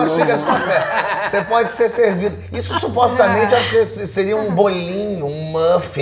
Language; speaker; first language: Portuguese; native; Portuguese